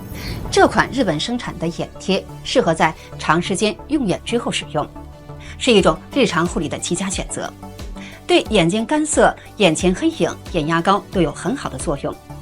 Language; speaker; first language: Chinese; native; Chinese